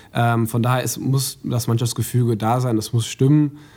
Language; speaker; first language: German; native; German